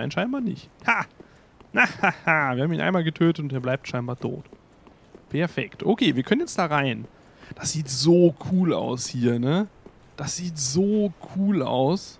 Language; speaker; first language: German; native; German